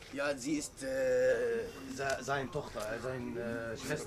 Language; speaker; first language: German; non-native, learner; Arabic